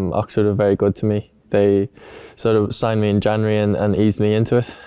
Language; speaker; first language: English; native; English